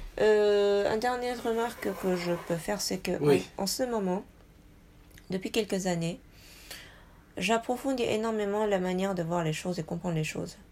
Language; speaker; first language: French; non-native, fluent; Japanese